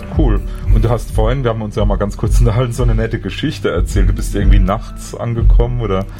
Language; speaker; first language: German; native; German